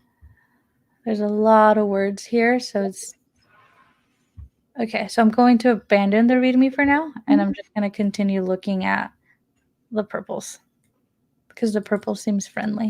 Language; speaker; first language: English; native; English